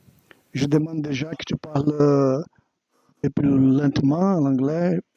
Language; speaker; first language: French; non-native, learner; Portuguese